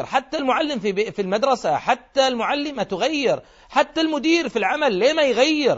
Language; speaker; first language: Arabic; native; Arabic